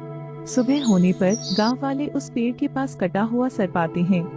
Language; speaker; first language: Hindi; native; Hindi